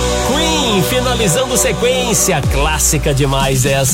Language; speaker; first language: Portuguese; native; Portuguese